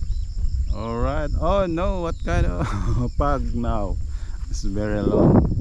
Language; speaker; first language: English; non-native, learner; Filipino